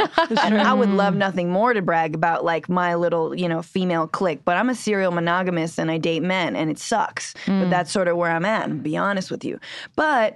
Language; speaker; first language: English; native; English